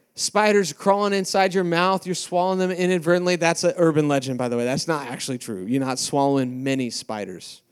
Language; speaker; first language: English; native; English